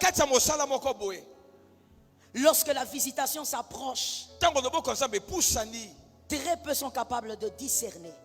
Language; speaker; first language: French; non-native, local second language; Lingala